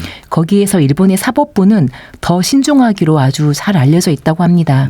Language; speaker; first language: Korean; native; Korean